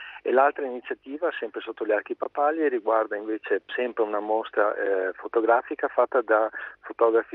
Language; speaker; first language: Italian; native; Italian